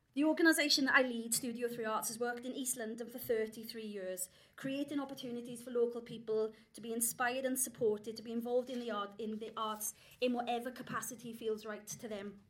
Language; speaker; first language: English; native; English